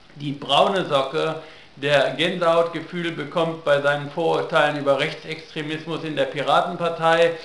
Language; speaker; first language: German; native; German